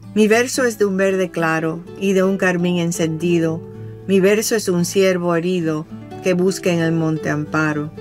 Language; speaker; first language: Spanish; native; Spanish